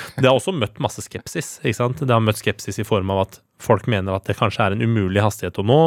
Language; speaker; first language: Norwegian; early bilingual, other home language; Persian